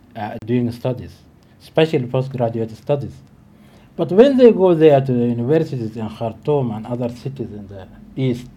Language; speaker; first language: English; non-native, fluent; Arabic